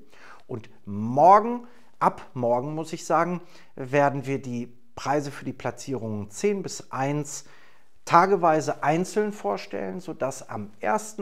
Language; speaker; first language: German; native; German